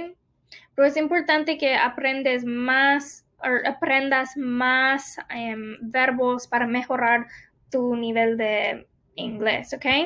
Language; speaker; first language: Spanish; non-native, fluent; English